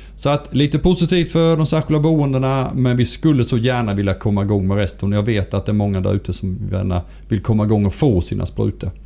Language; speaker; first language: Swedish; native; Swedish